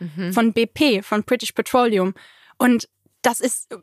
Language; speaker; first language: German; native; German